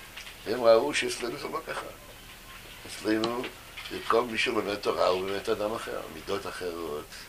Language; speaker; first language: Hebrew; non-native, fluent; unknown